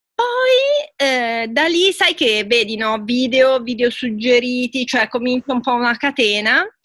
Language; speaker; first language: Italian; native; Italian